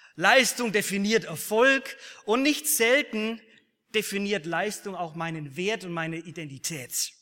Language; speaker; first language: German; native; German